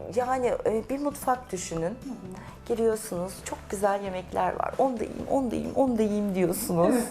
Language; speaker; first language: Turkish; native; Turkish